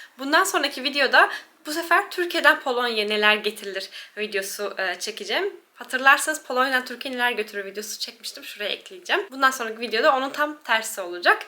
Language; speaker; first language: Turkish; native; Turkish